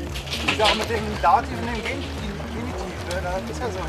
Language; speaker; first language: German; native; German